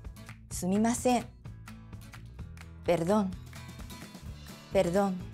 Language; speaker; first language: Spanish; non-native, fluent; Japanese